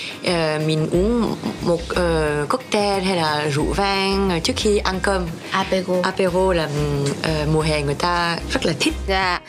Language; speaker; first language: Vietnamese; early bilingual, heritage; French